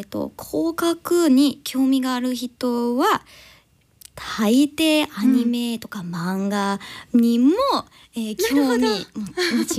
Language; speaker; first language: Japanese; non-native, learner; English